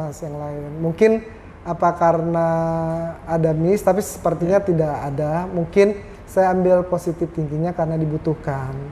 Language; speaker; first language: Indonesian; native; Indonesian